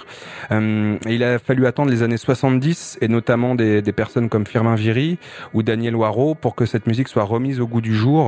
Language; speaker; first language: French; native; French